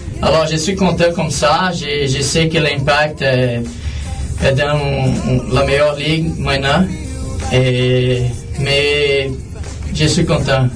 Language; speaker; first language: French; non-native, learner; Portuguese